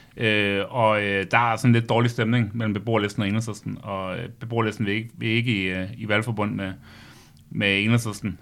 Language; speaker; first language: Danish; native; Danish